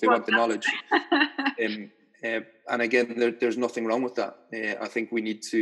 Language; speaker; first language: English; native; English